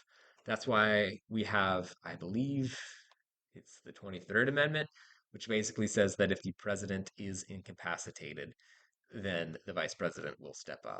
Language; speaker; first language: English; native; English